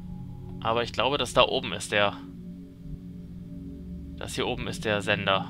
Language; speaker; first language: German; native; German